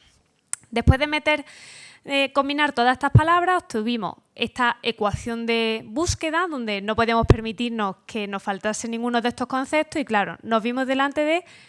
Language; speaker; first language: Spanish; native; Spanish